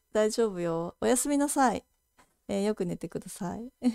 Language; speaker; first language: Japanese; native; Japanese